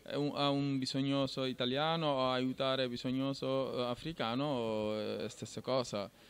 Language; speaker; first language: Italian; non-native, fluent; Bangla